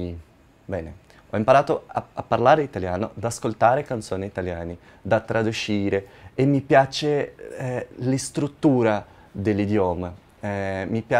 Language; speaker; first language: Italian; non-native, learner; Portuguese